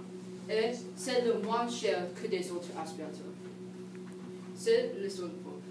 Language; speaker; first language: French; non-native, learner; English